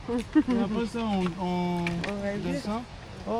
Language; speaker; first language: French; non-native, local second language; Swahili